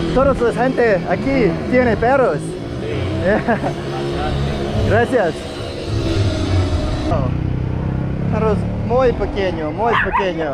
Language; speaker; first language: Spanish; non-native, learner; English